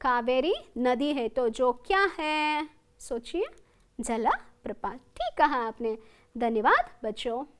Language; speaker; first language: Hindi; non-native, local second language; Kannada